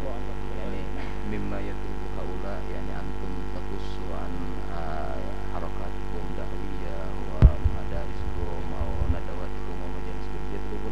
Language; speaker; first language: Arabic; non-native, fluent; Indonesian